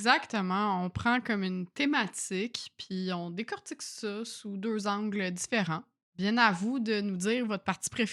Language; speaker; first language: French; native; French